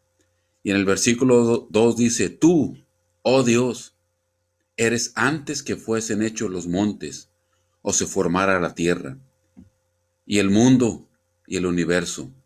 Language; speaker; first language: Spanish; native; Spanish